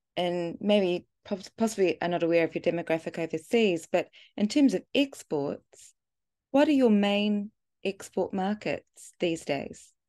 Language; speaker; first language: English; native; English